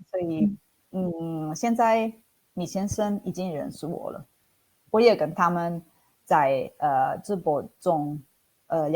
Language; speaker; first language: Chinese; non-native, fluent; Italian